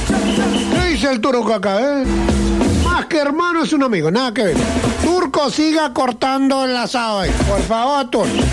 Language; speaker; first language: Spanish; native; Spanish